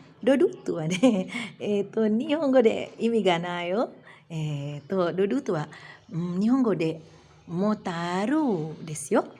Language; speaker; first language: Japanese; non-native, learner; Indonesian